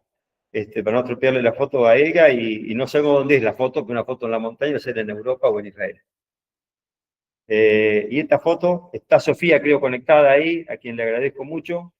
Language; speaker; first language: Spanish; native; Spanish